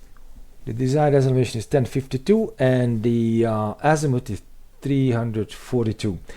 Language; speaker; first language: English; non-native, fluent; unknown